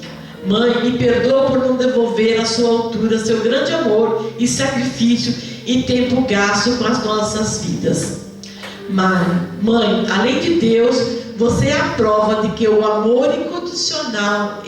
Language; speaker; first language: Portuguese; native; Portuguese